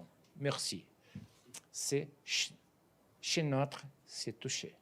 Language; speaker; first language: French; non-native, learner; Portuguese